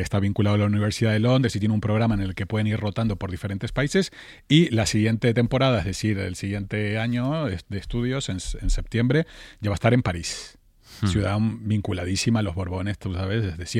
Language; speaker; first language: Spanish; native; Spanish